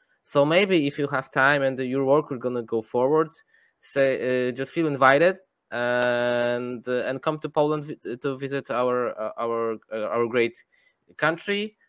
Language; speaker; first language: English; non-native, fluent; Polish